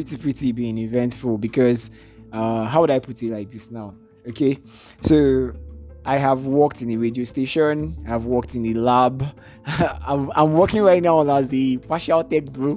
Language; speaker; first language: English; non-native, local second language; Igbo